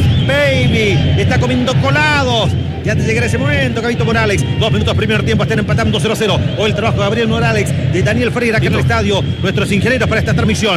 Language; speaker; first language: Spanish; native; Spanish